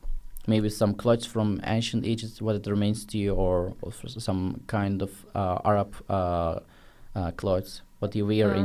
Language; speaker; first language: English; non-native, fluent; Turkish